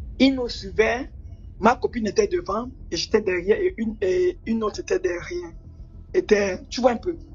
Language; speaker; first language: French; native; French